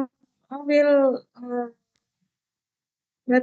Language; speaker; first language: English; non-native, learner; Indonesian